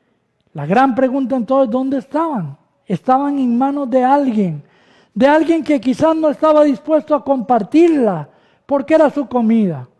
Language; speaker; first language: Spanish; native; Spanish